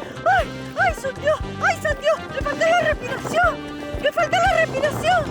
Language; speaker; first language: Spanish; native; Spanish